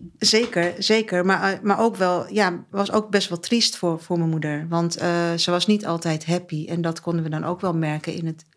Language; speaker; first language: Dutch; early bilingual, other home language; Turkish